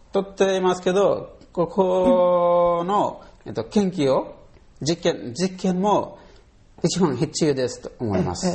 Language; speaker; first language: Japanese; non-native, learner; Bangla